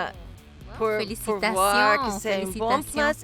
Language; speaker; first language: French; non-native, learner; English